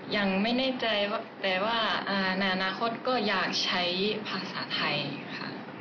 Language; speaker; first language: Thai; non-native, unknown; Japanese